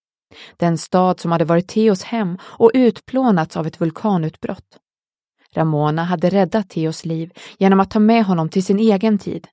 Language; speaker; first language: Swedish; native; Swedish